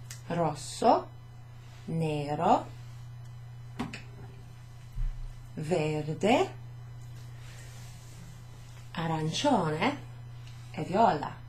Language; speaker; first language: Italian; non-native, fluent; English